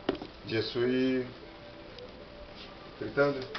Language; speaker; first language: French; non-native, learner; Portuguese